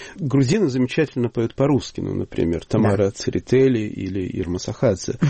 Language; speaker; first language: Russian; native; Russian